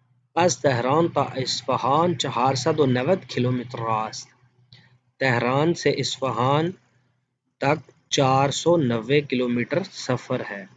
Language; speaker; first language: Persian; non-native, fluent; Urdu